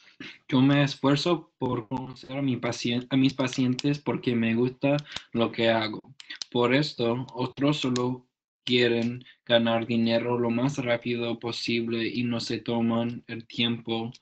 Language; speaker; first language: Spanish; non-native, learner; English